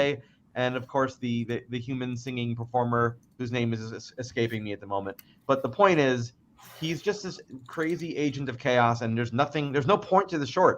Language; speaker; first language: English; native; English